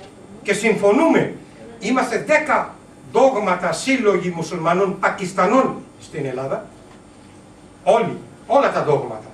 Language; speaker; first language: Greek; non-native, learner; Urdu